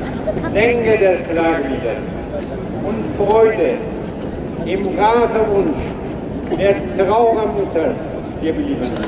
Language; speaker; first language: German; non-native, fluent; Persian